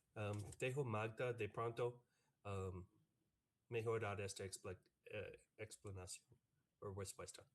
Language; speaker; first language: Spanish; non-native, fluent; English